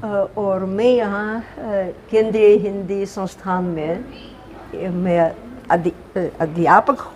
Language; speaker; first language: Hindi; non-native, fluent; Russian